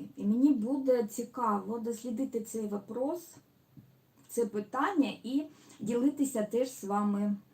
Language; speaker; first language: Ukrainian; non-native, local second language; Russian